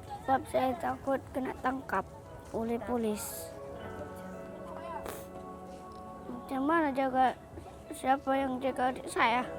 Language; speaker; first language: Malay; non-native, local second language; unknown